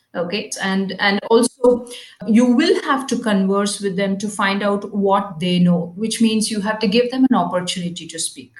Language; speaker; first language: English; non-native, local second language; Kannada